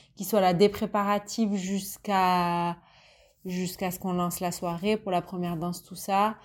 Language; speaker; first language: French; native; French